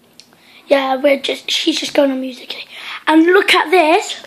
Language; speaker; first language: English; native; English